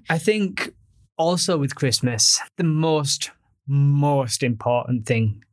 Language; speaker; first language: English; native; English